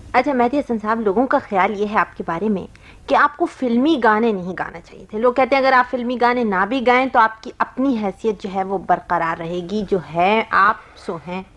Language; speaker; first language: Urdu; native; Urdu